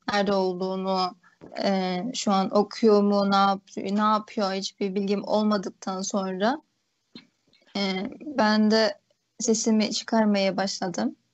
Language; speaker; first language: Turkish; early bilingual, other home language; Uyghur